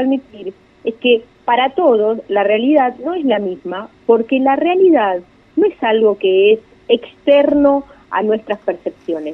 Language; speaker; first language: Spanish; native; Spanish